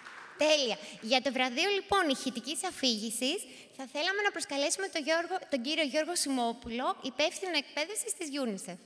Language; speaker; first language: Greek; native; Greek